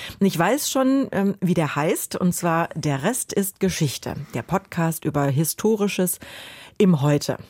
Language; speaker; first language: German; native; German